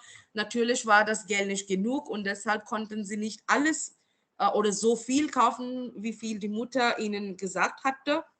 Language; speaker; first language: German; non-native, fluent; Marathi